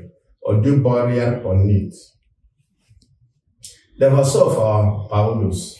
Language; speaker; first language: Swedish; non-native, fluent; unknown